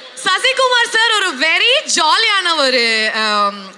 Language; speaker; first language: Tamil; non-native, learner; Kannada